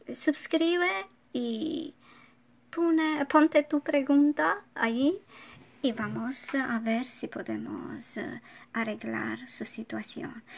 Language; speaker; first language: Spanish; non-native, fluent; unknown